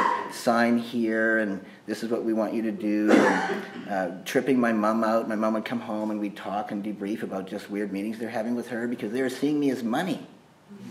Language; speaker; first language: English; native; English